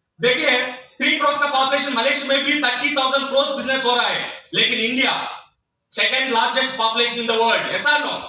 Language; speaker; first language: Hindi; non-native, local second language; Telugu